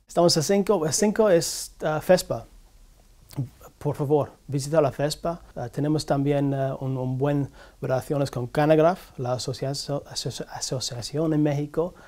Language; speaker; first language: Spanish; non-native, learner; English